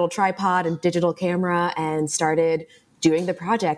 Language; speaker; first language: English; native; English